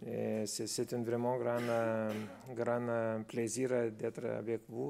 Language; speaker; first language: French; non-native, fluent; Lithuanian